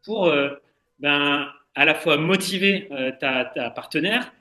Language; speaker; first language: French; native; French